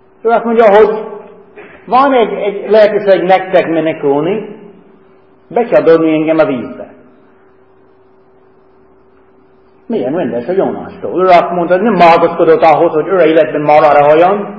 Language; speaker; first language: Hungarian; non-native, fluent; English